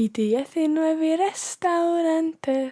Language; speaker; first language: Spanish; non-native, learner; English